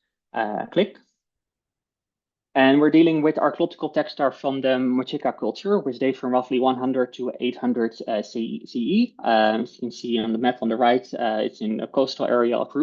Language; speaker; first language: English; non-native, fluent; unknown